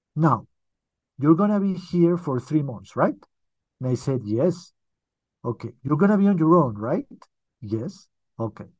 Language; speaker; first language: English; early bilingual, other home language; Spanish